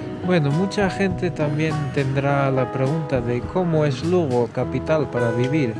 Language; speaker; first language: Spanish; non-native, fluent; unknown